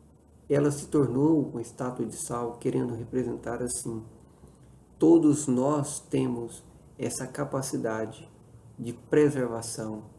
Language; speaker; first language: Portuguese; native; Portuguese